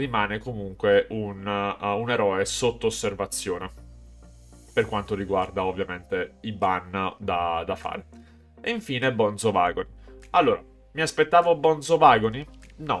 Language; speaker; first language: Italian; native; Italian